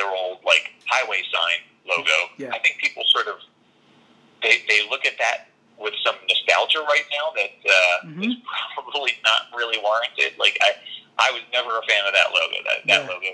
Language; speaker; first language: English; native; English